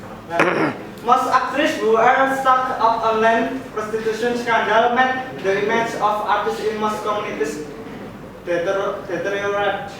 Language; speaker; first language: English; non-native, learner; Indonesian